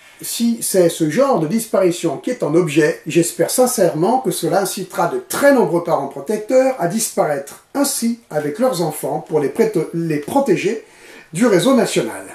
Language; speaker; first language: French; native; French